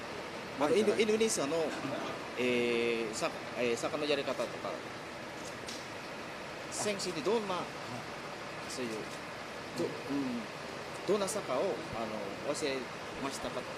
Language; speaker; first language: Japanese; non-native, learner; Indonesian